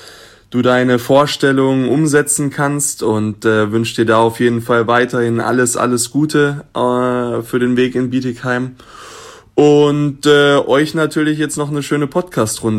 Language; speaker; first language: German; native; German